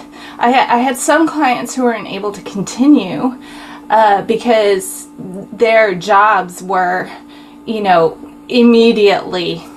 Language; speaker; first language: English; native; English